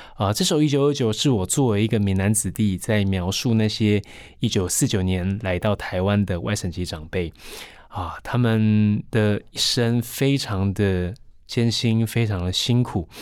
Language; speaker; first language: Chinese; non-native, local second language; Min Nan Chinese